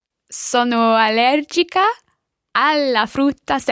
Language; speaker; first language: Italian; non-native, learner; English